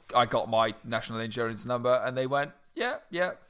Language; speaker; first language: English; non-native, fluent; Luxembourgish